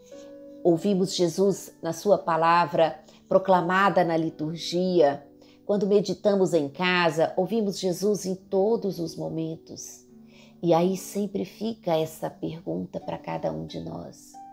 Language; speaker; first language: Portuguese; native; Portuguese